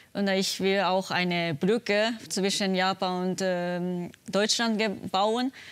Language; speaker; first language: German; non-native, learner; Japanese